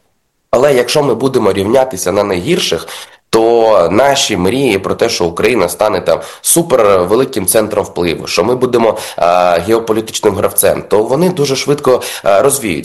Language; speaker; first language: Ukrainian; native; Ukrainian